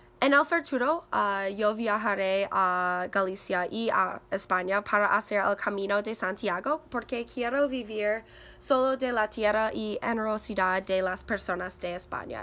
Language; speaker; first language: Spanish; non-native, learner; English